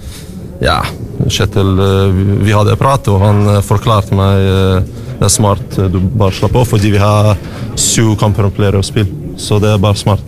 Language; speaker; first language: Norwegian; non-native, learner; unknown